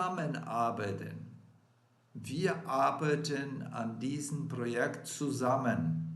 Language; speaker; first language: German; non-native, fluent; Portuguese